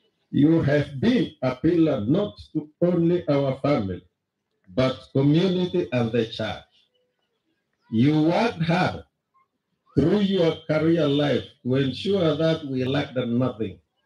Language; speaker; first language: English; non-native, local second language; Kalenjin